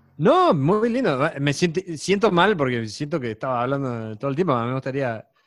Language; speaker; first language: Spanish; non-native, fluent; English